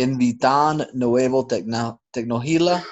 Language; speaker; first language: Spanish; non-native, learner; English